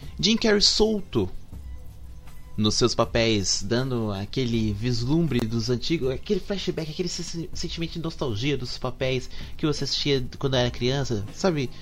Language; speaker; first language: Portuguese; native; Portuguese